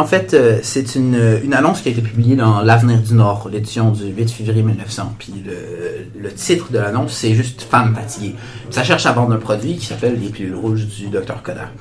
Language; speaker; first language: French; native; French